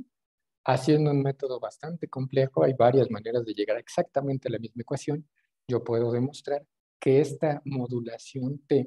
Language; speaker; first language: Spanish; native; Spanish